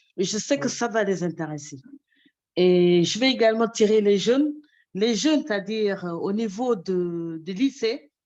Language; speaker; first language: French; non-native, local second language; Wolof